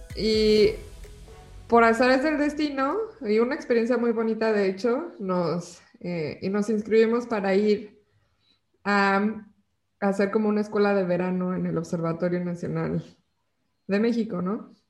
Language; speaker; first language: Spanish; native; Spanish